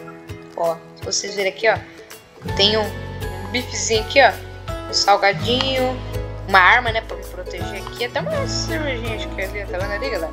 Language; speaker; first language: Portuguese; native; Portuguese